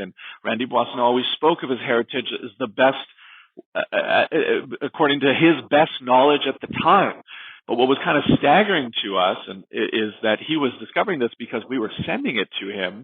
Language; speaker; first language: English; native; English